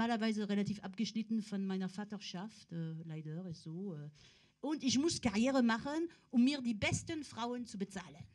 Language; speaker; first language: German; non-native, fluent; French